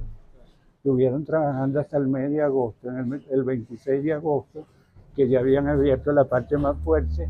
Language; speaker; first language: Spanish; native; Spanish